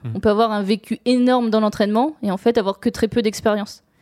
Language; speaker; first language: French; native; French